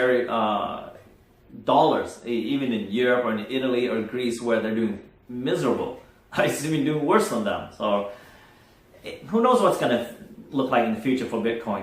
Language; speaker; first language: English; non-native, fluent; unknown